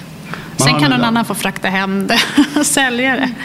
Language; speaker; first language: Swedish; native; Swedish